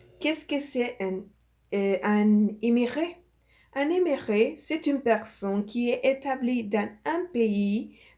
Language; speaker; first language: French; non-native, learner; Spanish